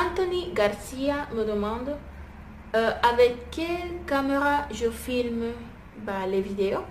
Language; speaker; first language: French; non-native, fluent; Spanish